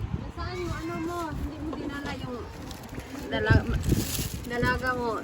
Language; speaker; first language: Filipino; non-native, local second language; Cebuano